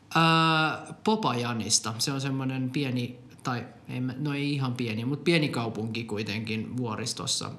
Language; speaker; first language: Finnish; non-native, local second language; Swedish